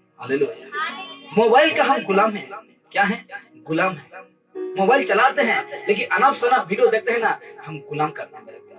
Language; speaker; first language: Hindi; non-native, local second language; Odia